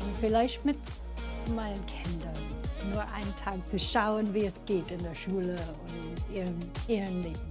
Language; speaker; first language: German; non-native, learner; English